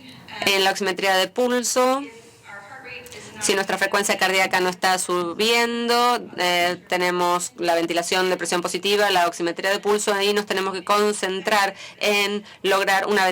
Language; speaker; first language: Spanish; native; Spanish